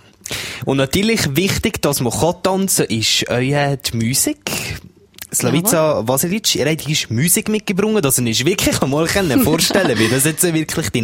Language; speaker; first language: German; native; German